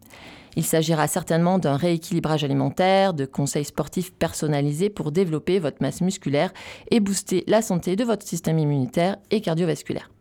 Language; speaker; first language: French; native; French